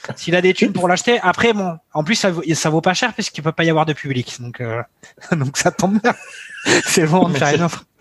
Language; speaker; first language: French; native; French